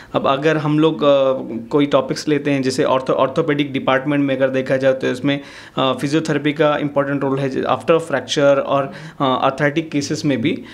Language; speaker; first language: Hindi; native; Hindi